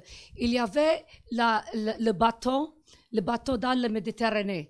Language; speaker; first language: French; non-native, fluent; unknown